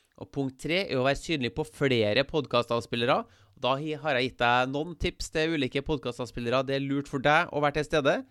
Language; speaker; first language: Norwegian; native; Norwegian